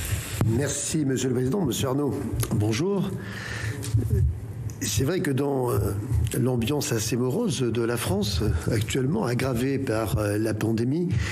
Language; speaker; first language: French; native; French